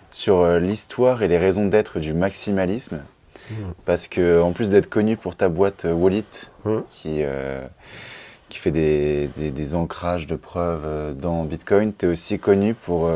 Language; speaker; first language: French; native; French